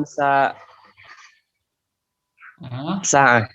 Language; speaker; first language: Arabic; non-native, learner; Indonesian